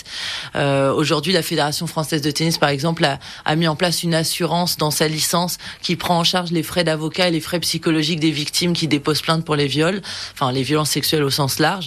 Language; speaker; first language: French; native; French